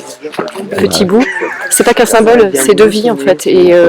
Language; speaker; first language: French; native; French